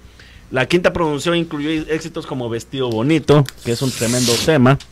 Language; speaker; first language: Spanish; native; Spanish